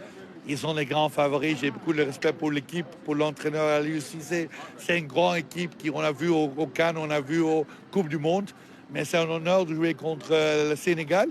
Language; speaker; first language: French; non-native, learner; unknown